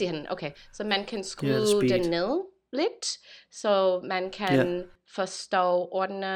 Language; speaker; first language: Danish; non-native, learner; English